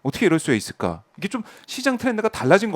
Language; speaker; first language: Korean; native; Korean